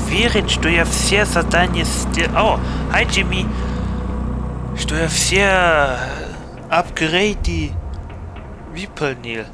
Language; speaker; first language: Russian; early bilingual, heritage; Russian